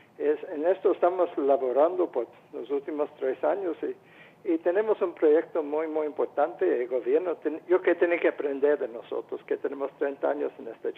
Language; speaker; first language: Spanish; non-native, fluent; English